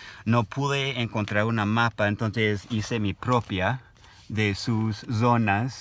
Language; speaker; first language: Spanish; non-native, learner; English